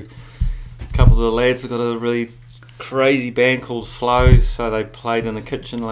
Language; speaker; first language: English; native; English